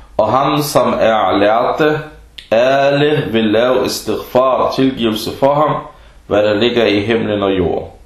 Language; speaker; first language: Danish; early bilingual, other home language; Arabic